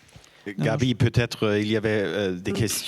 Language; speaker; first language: French; non-native, fluent; German